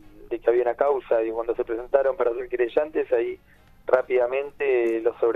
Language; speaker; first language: Spanish; native; Spanish